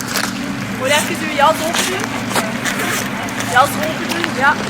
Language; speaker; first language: Dutch; native; Dutch